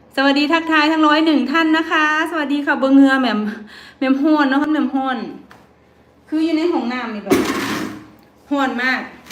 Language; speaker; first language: Thai; native; Thai